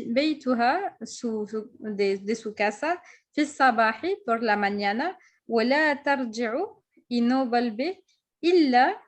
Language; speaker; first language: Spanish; non-native, fluent; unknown